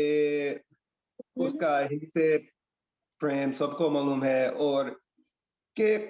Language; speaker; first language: Hindi; non-native, fluent; English